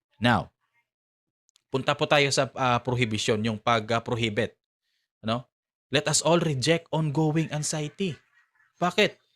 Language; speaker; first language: Filipino; non-native, local second language; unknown